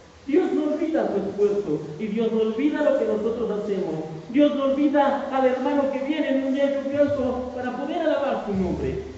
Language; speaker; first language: Spanish; native; Spanish